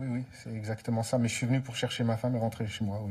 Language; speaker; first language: French; native; French